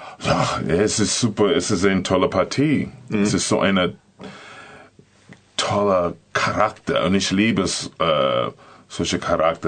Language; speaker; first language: German; non-native, learner; English